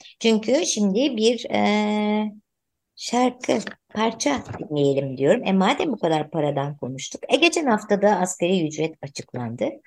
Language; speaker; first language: Turkish; native; Turkish